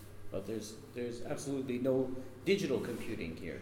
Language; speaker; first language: English; native; English